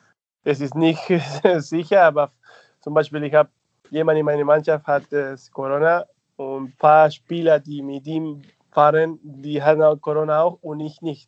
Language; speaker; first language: German; non-native, fluent; Spanish